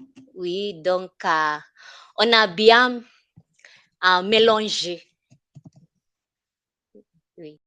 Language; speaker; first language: French; non-native, fluent; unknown